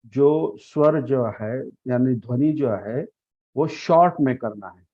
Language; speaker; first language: Hindi; non-native, local second language; Marathi